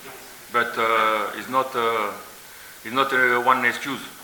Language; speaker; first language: English; non-native, learner; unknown